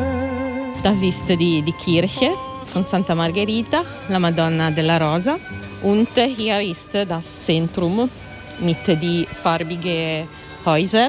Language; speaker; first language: German; non-native, learner; Italian